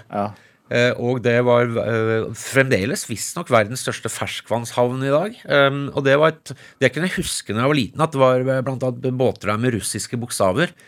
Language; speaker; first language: Norwegian; early bilingual, other home language; English